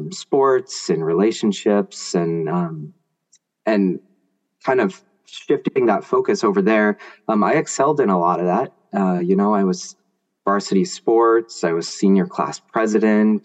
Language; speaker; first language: English; native; English